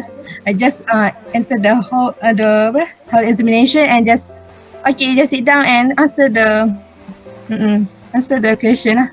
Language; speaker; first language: English; non-native, local second language; Malay